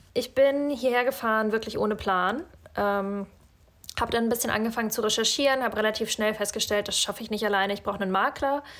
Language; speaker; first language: German; early bilingual, other home language; Russian